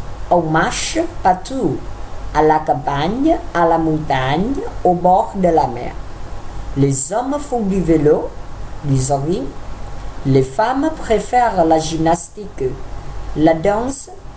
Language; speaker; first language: French; non-native, fluent; Vietnamese